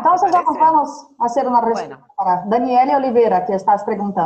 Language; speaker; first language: Spanish; non-native, fluent; Portuguese